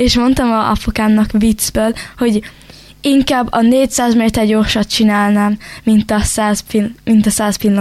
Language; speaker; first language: Hungarian; early bilingual, heritage; Hungarian